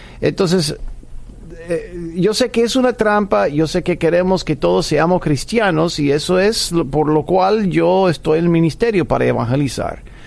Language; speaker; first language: Spanish; non-native, fluent; English